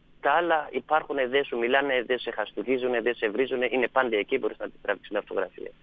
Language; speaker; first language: Greek; non-native, fluent; Persian